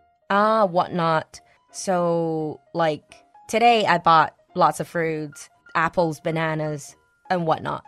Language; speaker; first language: English; non-native, fluent; Chinese